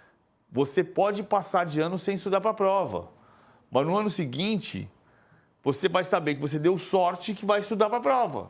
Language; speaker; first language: Portuguese; native; Portuguese